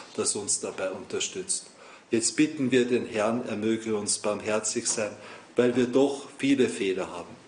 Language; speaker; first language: German; native; German